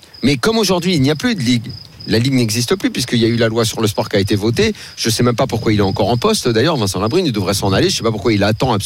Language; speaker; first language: French; native; French